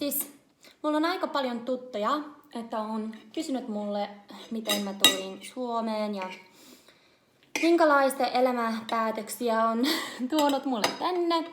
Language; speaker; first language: Finnish; non-native, learner; English